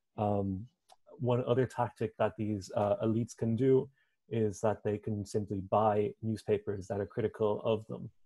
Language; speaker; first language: English; native; English